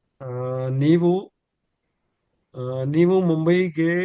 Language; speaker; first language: Kannada; non-native, learner; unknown